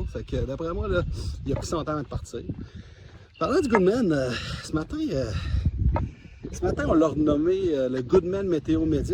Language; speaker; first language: French; native; French